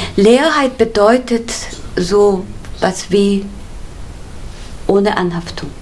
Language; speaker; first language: German; non-native, fluent; Korean